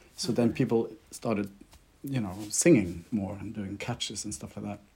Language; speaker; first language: English; non-native, fluent; Norwegian